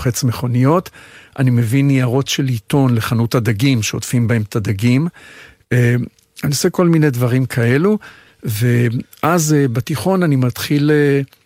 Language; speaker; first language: Hebrew; native; Hebrew